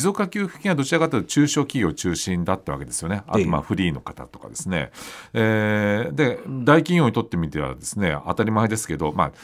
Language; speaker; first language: Japanese; native; Japanese